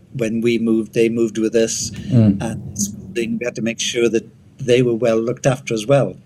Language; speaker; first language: English; native; English